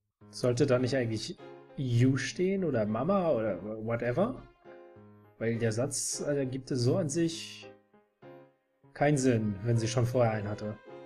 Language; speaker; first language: German; native; German